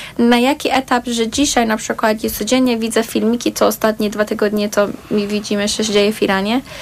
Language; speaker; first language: Polish; non-native, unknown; Persian